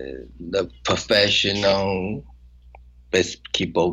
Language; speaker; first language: English; non-native, learner; Chinese